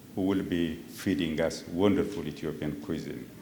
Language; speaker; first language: English; non-native, local second language; Amharic